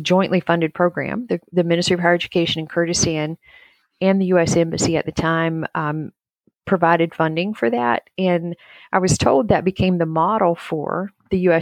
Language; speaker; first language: English; native; English